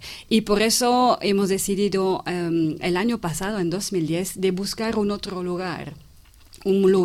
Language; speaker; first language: Spanish; non-native, fluent; French